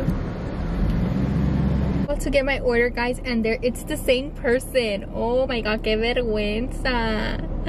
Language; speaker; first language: English; early bilingual, other home language; Spanish